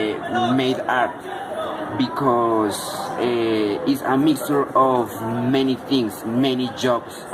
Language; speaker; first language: English; non-native, learner; Spanish